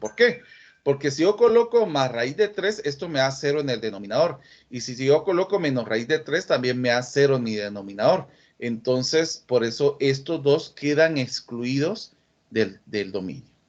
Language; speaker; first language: Spanish; native; Spanish